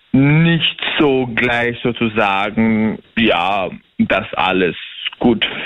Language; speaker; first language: German; non-native, fluent; Bosnian